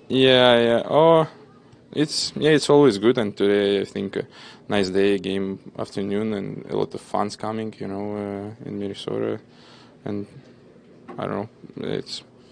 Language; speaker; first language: English; non-native, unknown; Russian